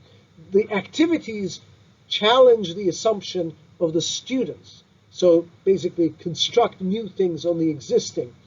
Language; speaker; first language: English; non-native, fluent; Turkish